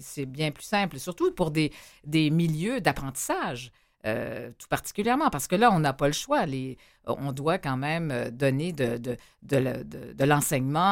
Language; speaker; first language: French; native; French